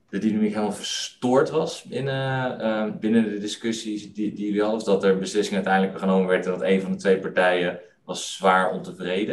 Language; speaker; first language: Dutch; native; Dutch